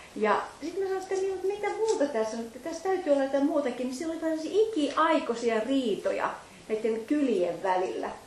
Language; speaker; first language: Finnish; native; Finnish